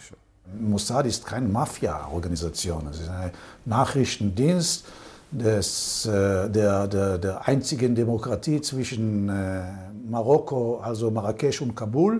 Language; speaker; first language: German; non-native, fluent; Hebrew